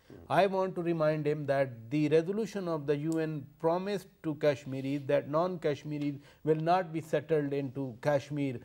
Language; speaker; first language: English; non-native, local second language; Urdu